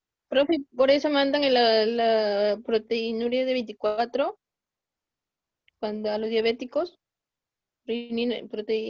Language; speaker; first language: Spanish; native; Spanish